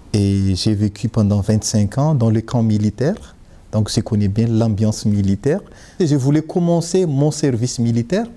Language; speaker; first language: French; non-native, local second language; Malagasy